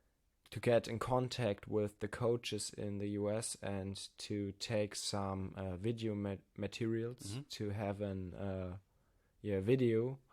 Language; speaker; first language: English; non-native, learner; German